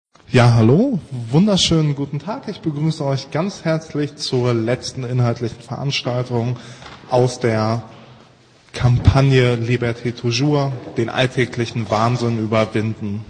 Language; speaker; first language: German; native; German